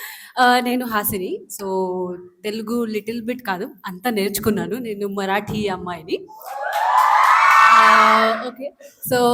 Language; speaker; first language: Telugu; non-native, local second language; Marathi